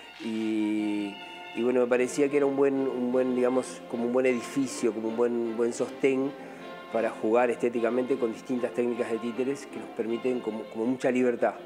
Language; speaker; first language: Spanish; native; Spanish